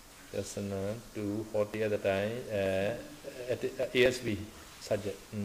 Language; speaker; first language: English; non-native, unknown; Burmese